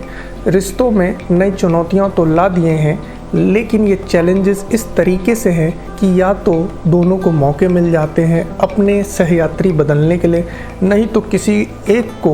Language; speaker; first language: Hindi; native; Hindi